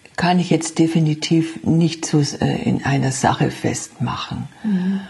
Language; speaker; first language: German; native; German